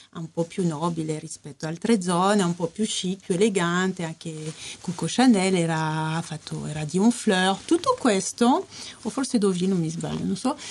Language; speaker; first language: Italian; non-native, fluent; French